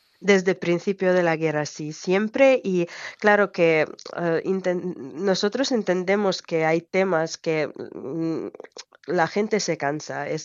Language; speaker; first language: Spanish; non-native, fluent; Ukrainian